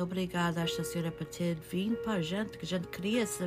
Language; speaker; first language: Portuguese; early bilingual, heritage; Portuguese